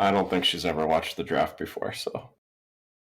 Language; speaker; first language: English; native; English